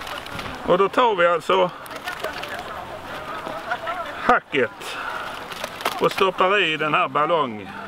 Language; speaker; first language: Swedish; native; Swedish